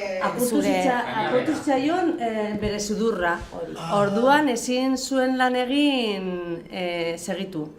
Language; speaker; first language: Basque; non-native, local second language; Spanish